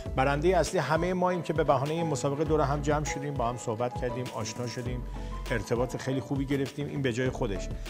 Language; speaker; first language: Persian; native; Persian